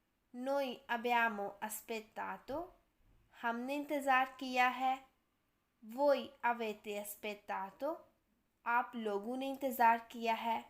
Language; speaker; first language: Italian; non-native, fluent; Urdu